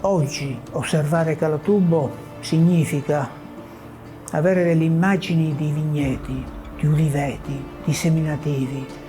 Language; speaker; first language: Italian; native; Italian